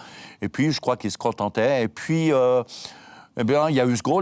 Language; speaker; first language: French; native; French